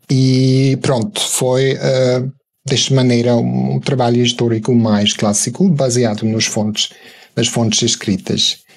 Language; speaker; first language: Portuguese; non-native, fluent; German